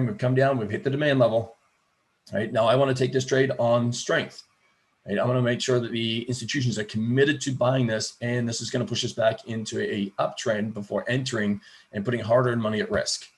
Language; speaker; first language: English; native; English